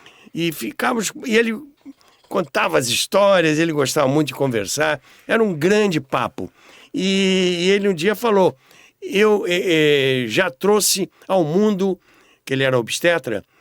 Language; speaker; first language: Portuguese; native; Portuguese